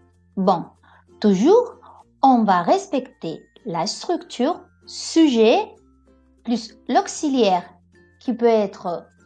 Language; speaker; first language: French; non-native, fluent; Spanish